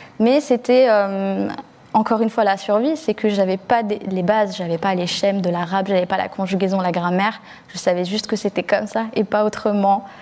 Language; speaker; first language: French; early bilingual, other home language; Arabic